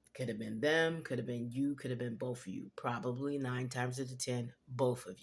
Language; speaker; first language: English; native; English